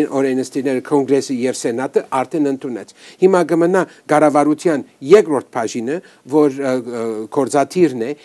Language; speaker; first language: Armenian; early bilingual, heritage; Armenian